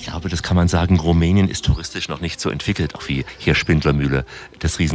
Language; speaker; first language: German; native; German